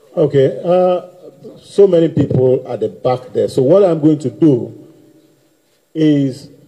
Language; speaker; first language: English; native; English